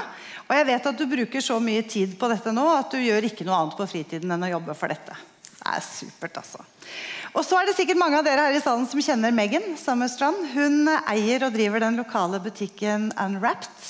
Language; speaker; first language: Norwegian; native; Norwegian